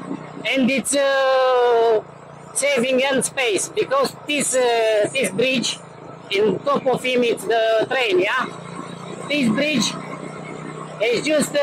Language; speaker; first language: English; non-native, learner; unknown